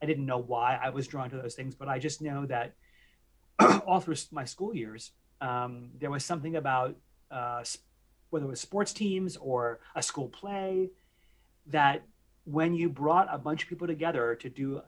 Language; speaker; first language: English; native; English